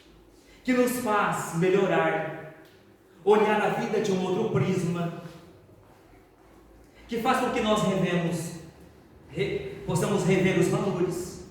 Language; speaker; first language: Portuguese; native; Portuguese